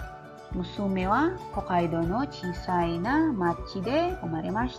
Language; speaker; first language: Japanese; non-native, fluent; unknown